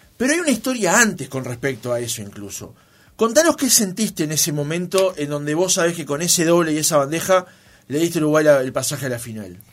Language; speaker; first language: Spanish; native; Spanish